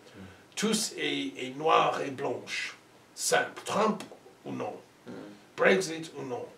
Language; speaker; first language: French; non-native, learner; English